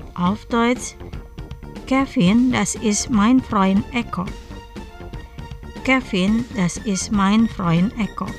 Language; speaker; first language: German; non-native, fluent; Indonesian